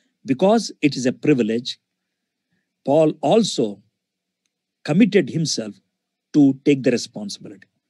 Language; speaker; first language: English; non-native, local second language; Telugu